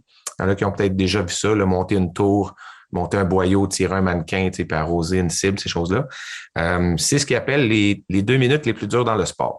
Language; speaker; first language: French; native; French